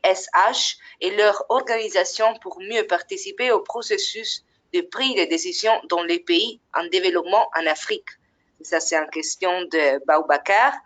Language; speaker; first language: French; non-native, fluent; Italian